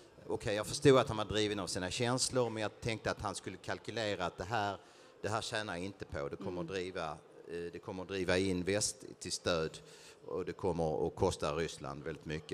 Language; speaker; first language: Swedish; native; Swedish